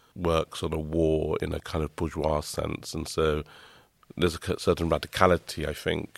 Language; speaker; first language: English; native; English